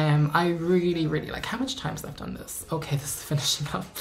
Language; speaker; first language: English; native; English